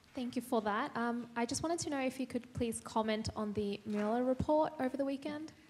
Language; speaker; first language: English; non-native, fluent; Khmer